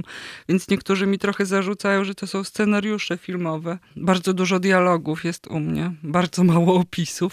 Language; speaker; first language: Polish; native; Polish